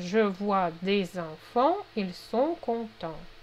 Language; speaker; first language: French; non-native, fluent; Russian